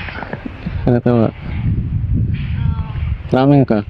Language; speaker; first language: Japanese; non-native, learner; Indonesian